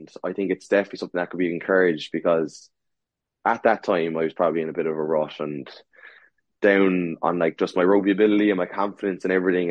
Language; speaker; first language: English; native; English